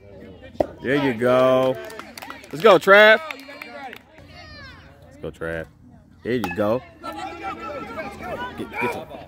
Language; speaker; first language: English; native; English